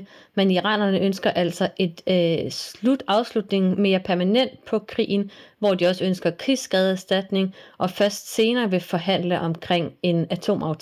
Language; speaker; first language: Danish; native; Danish